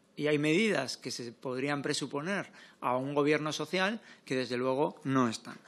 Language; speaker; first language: Spanish; native; Spanish